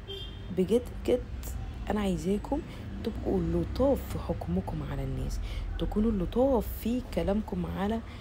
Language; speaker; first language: Arabic; native; Arabic